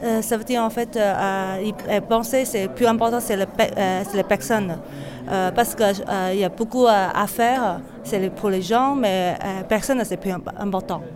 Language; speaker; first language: French; non-native, fluent; Chinese